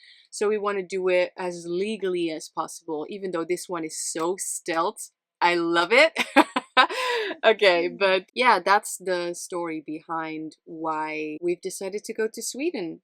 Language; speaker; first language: English; non-native, fluent; Dutch